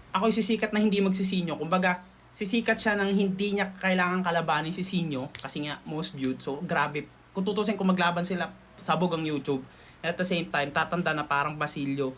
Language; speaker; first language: Filipino; native; Filipino